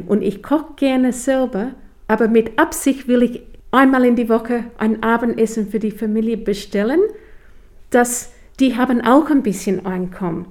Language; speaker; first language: German; non-native, fluent; English